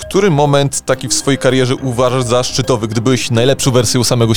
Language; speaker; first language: Polish; native; Polish